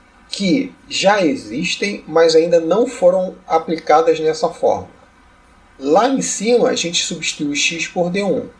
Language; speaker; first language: Portuguese; native; Portuguese